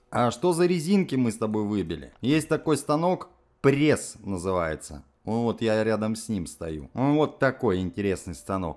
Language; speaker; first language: Russian; native; Russian